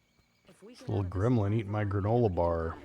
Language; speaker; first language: English; native; English